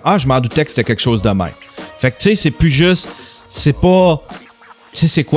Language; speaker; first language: French; native; French